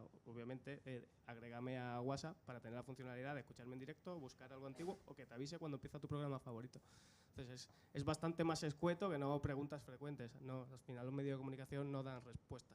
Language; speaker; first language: Spanish; native; Spanish